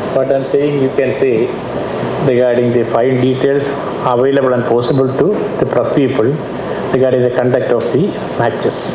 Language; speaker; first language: English; non-native, local second language; Malayalam